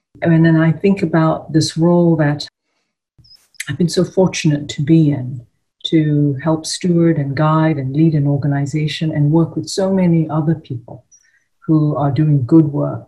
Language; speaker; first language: English; native; English